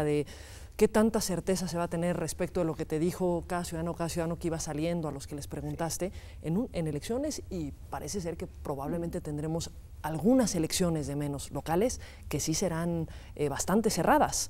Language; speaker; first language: Spanish; native; Spanish